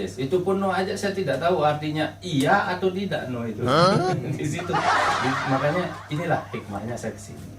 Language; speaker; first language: Indonesian; non-native, local second language; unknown